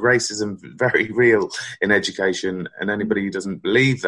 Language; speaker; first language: English; native; English